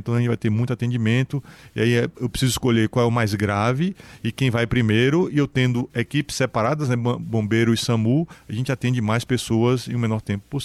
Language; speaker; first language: Portuguese; native; Portuguese